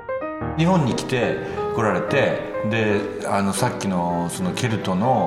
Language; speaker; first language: Japanese; native; Japanese